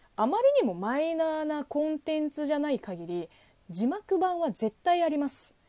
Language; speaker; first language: Japanese; non-native, fluent; Chinese